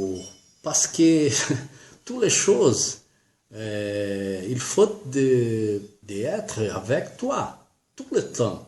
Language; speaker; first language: French; non-native, learner; Portuguese